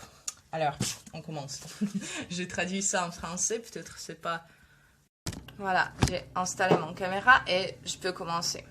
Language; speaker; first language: French; non-native, fluent; Russian